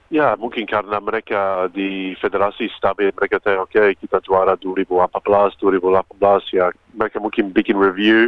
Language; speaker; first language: Indonesian; non-native, fluent; Croatian